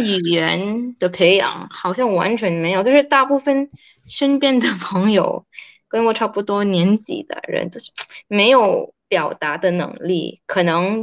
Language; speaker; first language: Chinese; early bilingual, heritage; Chinese